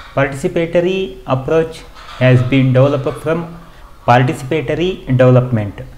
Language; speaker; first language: English; non-native, local second language; Kannada